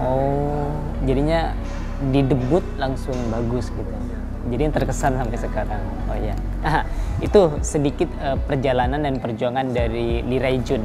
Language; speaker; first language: Indonesian; native; Indonesian